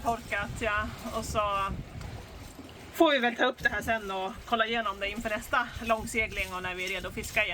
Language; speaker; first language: Swedish; native; Swedish